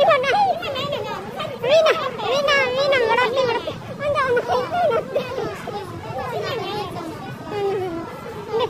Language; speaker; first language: Japanese; native; Japanese